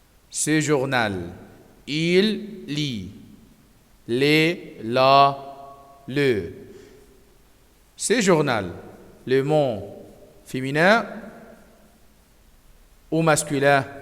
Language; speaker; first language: French; non-native, fluent; Arabic